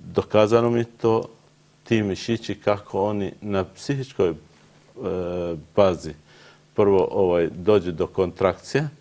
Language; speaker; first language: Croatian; non-native, learner; Arabic